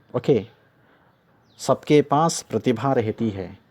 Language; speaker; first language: Hindi; non-native, local second language; Telugu